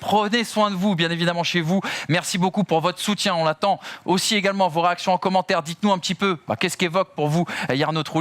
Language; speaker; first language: French; native; French